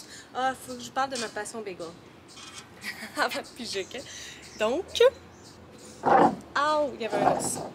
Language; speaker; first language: French; native; French